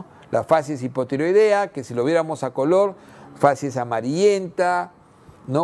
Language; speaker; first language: Spanish; native; Spanish